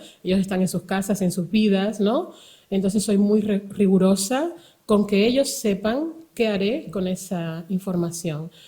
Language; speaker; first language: Spanish; native; Spanish